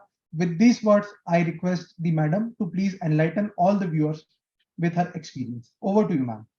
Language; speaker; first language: English; non-native, local second language; Hindi